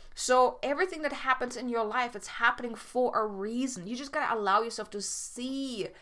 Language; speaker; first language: English; non-native, fluent; German